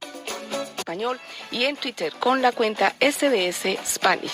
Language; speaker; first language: Spanish; native; Spanish